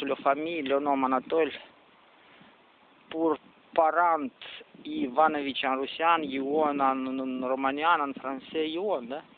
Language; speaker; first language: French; non-native, learner; Romanian